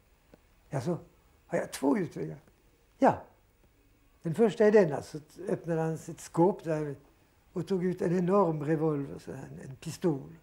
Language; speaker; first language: Swedish; early bilingual, heritage; Swedish